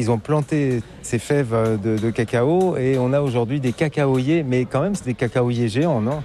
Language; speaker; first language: French; native; French